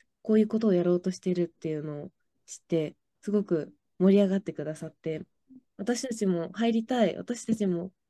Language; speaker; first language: Japanese; native; Japanese